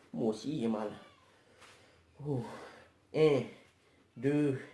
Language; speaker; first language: French; native; French